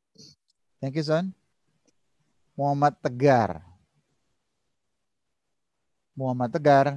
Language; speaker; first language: English; non-native, learner; Indonesian